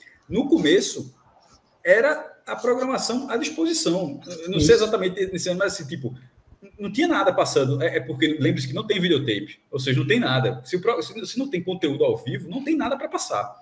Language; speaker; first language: Portuguese; native; Portuguese